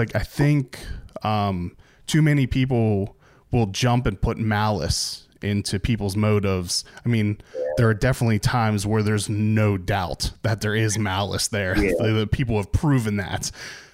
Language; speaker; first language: English; native; English